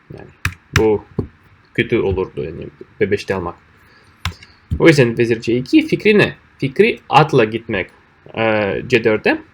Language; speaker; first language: Turkish; non-native, fluent; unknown